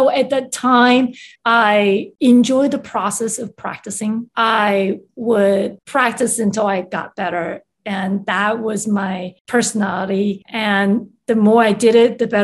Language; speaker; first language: English; non-native, fluent; Chinese